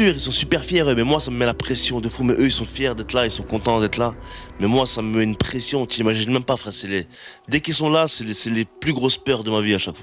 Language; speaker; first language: French; native; French